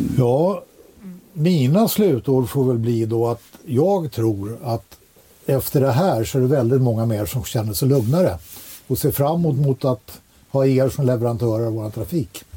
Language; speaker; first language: Swedish; native; Swedish